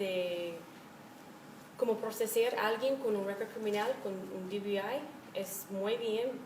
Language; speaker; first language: Spanish; non-native, fluent; English